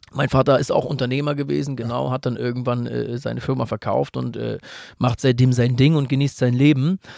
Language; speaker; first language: German; native; German